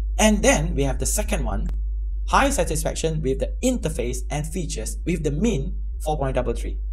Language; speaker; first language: English; native; English